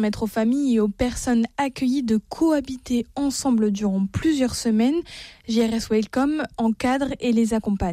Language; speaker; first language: French; native; French